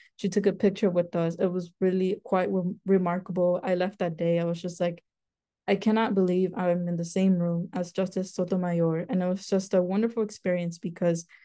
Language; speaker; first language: English; native; English